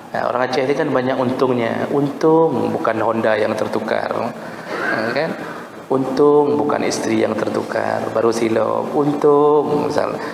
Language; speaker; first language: Malay; non-native, local second language; Achinese